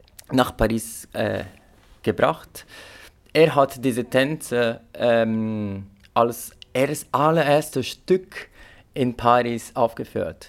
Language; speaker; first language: German; non-native, fluent; Portuguese